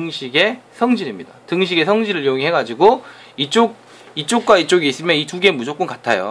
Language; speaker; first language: Korean; native; Korean